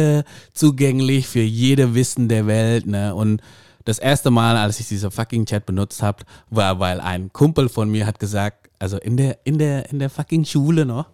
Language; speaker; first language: German; non-native, fluent; Indonesian